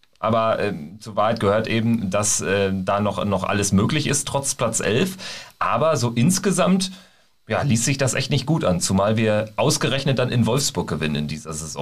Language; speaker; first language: German; native; German